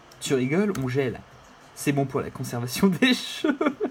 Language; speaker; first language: French; native; French